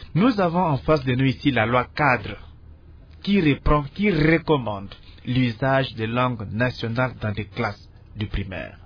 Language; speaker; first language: French; non-native, local second language; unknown